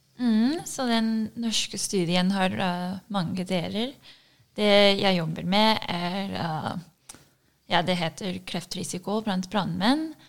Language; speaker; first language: Norwegian; non-native, fluent; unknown